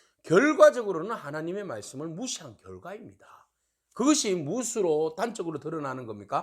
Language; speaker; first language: Korean; native; Korean